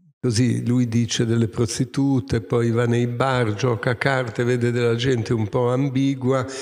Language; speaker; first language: Italian; native; Italian